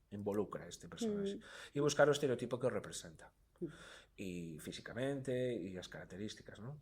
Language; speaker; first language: Galician; native; Galician